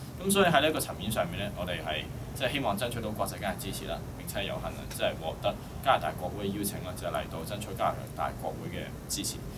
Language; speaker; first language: Cantonese; native; Cantonese